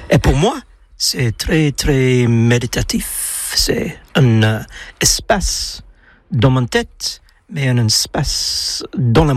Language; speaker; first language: French; non-native, learner; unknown